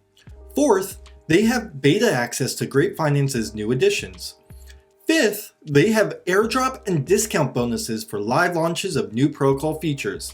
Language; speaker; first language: English; native; English